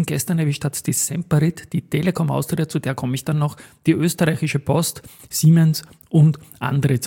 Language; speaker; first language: German; native; German